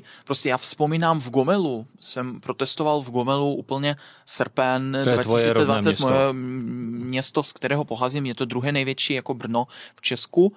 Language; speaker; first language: Czech; non-native, fluent; Belarusian